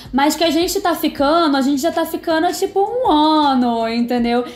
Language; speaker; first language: Portuguese; native; Portuguese